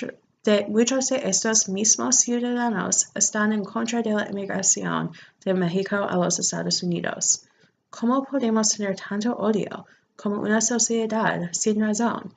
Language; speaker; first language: Spanish; non-native, fluent; English